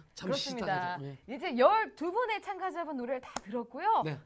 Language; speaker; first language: Korean; native; Korean